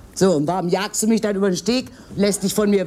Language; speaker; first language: German; native; German